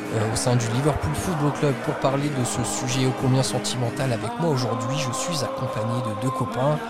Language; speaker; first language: French; native; French